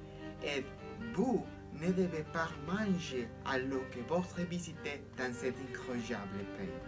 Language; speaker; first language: French; non-native, learner; Spanish